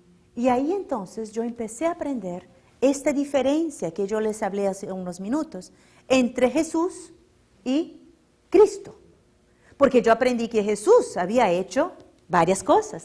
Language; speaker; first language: Spanish; non-native, fluent; Portuguese